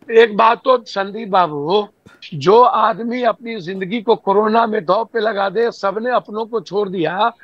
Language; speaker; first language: Hindi; native; Hindi